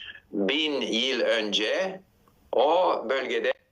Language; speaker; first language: Turkish; non-native, learner; English